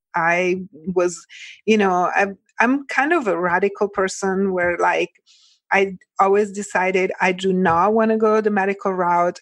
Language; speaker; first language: English; early bilingual, other home language; Italian